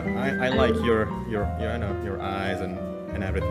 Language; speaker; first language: English; non-native, fluent; Indonesian